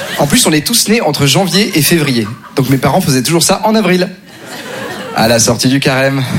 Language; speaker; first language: French; native; French